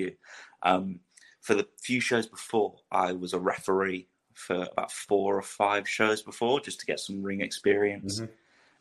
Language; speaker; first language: English; native; English